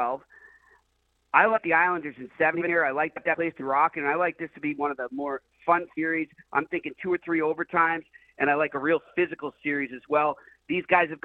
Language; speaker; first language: English; native; English